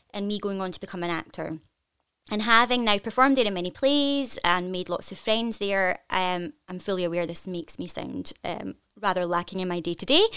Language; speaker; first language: English; native; English